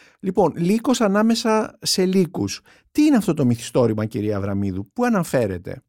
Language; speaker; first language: Greek; native; Greek